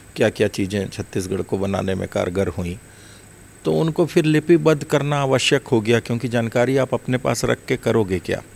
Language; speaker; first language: Hindi; native; Hindi